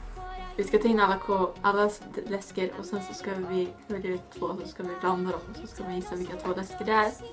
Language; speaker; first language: Swedish; native; Swedish